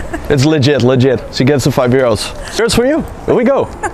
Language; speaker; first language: English; non-native, fluent; Dutch